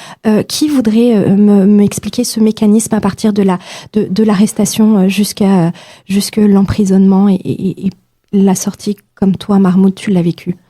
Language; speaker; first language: French; native; French